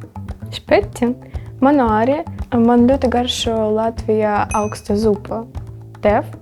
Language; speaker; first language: Latvian; non-native, learner; Ukrainian